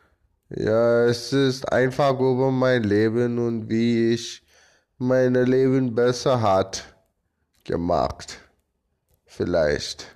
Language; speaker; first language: German; non-native, learner; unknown